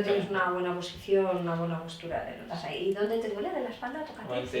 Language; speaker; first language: Spanish; native; Spanish